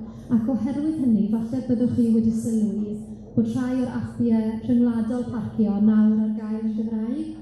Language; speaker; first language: Welsh; native; Welsh